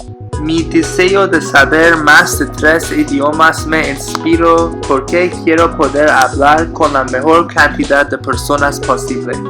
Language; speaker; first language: Spanish; non-native, learner; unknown